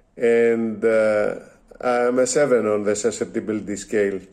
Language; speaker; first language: English; non-native, learner; Greek